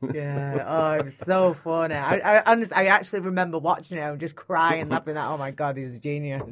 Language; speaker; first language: English; native; English